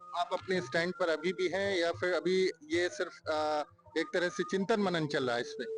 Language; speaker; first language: Hindi; native; Hindi